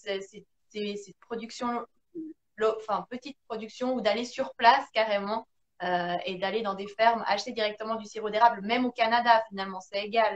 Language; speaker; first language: French; native; French